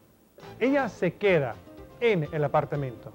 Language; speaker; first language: Spanish; non-native, fluent; English